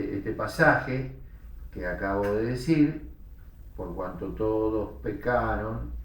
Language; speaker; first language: Spanish; native; Spanish